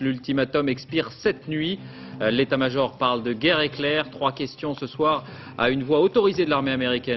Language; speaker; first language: French; native; French